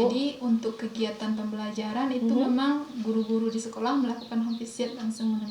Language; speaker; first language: Indonesian; native; Indonesian